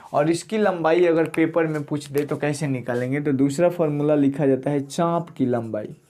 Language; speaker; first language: Hindi; native; Hindi